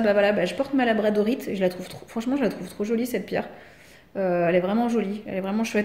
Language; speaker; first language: French; native; French